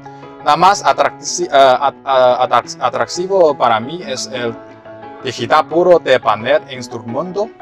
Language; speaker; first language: Spanish; non-native, learner; Chinese